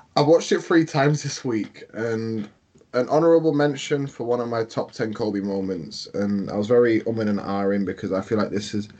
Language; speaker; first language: English; native; English